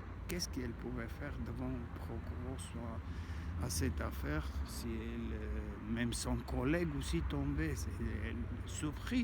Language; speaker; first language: French; non-native, learner; Armenian